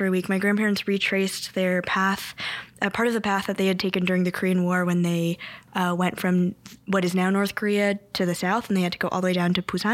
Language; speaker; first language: English; early bilingual, other home language; Korean